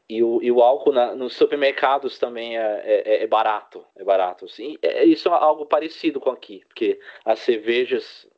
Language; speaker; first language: Portuguese; early bilingual, heritage; Portuguese